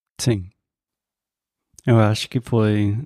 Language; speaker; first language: Portuguese; non-native, fluent; English